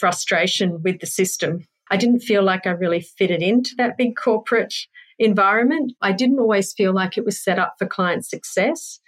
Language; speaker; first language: English; native; English